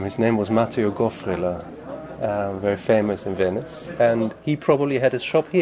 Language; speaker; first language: English; non-native, fluent; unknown